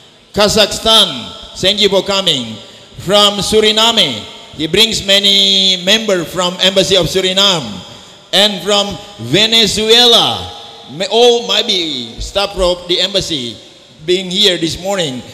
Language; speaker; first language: English; non-native, fluent; Indonesian